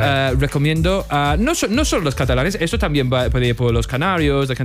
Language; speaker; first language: Spanish; non-native, fluent; English